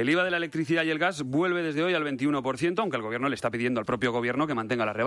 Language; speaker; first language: Spanish; native; Spanish